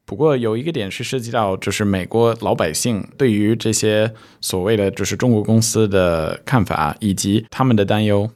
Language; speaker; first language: Chinese; early bilingual, heritage; Chinese